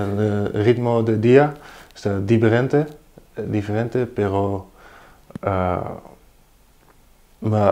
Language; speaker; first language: Spanish; non-native, learner; Dutch